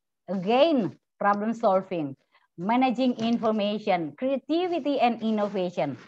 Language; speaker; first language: English; non-native, fluent; Indonesian